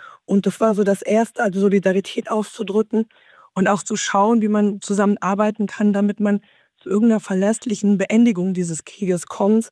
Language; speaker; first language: German; native; German